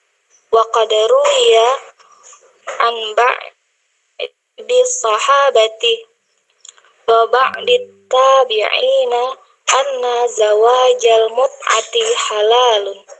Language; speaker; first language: Arabic; non-native, learner; Indonesian